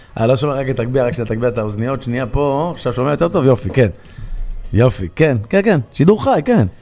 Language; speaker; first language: Hebrew; native; Hebrew